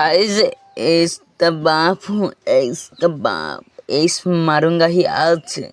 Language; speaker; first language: Hindi; non-native, local second language; Assamese